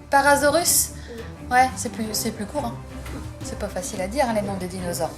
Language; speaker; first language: French; native; French